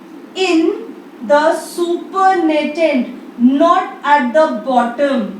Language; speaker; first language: English; non-native, local second language; Hindi